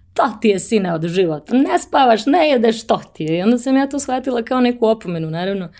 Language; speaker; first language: Serbian; native; Serbian